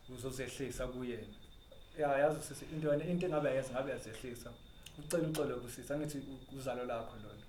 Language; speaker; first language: Zulu; native; Zulu